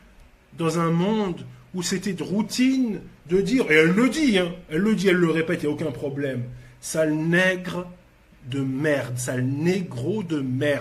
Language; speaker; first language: French; native; French